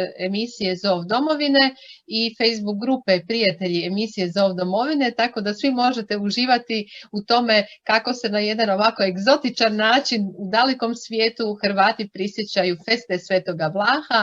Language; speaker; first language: Croatian; native; Croatian